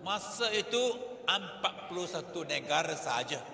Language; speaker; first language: Malay; non-native, local second language; Chinese